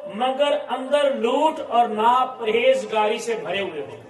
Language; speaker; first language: Urdu; non-native, local second language; Punjabi